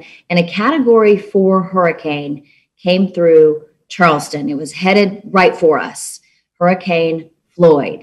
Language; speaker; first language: English; native; English